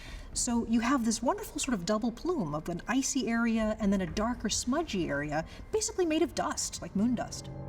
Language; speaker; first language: English; native; English